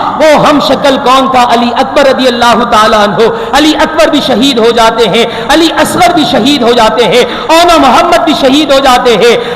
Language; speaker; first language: Urdu; native; Urdu